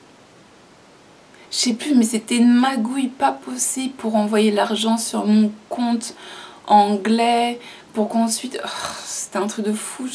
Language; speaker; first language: French; native; French